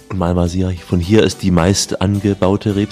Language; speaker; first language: German; native; German